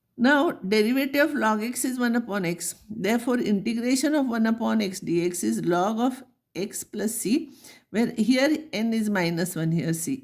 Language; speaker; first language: English; non-native, local second language; Marathi